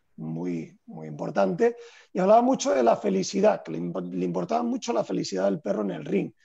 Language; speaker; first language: Spanish; native; Spanish